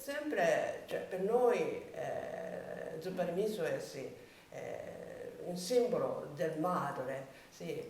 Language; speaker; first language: Italian; non-native, learner; Japanese